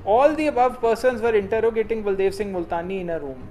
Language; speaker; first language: English; non-native, local second language; Punjabi